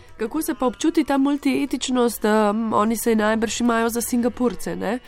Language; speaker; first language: Slovenian; native; Slovenian